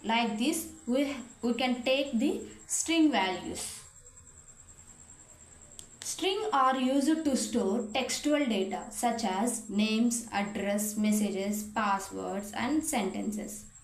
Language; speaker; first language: English; non-native, local second language; Telugu